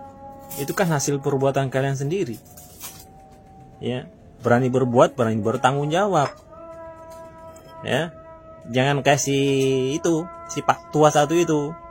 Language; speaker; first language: Indonesian; native; Indonesian